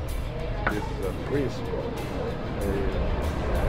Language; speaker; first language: English; non-native, learner; Portuguese